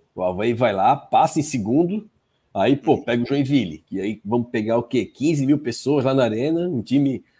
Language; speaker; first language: Portuguese; native; Portuguese